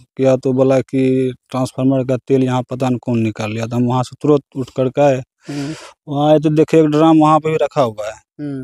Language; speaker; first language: Hindi; native; Hindi